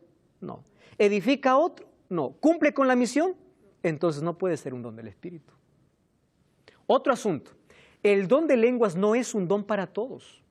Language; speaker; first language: Spanish; native; Spanish